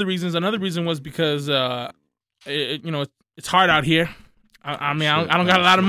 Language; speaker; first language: English; native; English